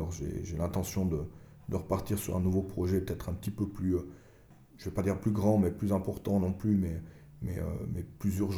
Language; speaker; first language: French; early bilingual, other home language; Albanian